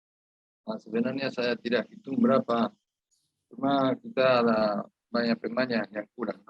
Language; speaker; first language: Indonesian; non-native, fluent; Spanish